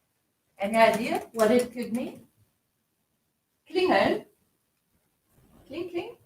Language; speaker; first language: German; non-native, fluent; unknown